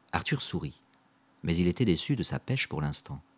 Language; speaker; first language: French; native; French